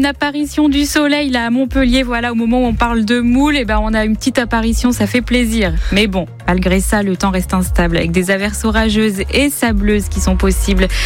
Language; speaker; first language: French; native; French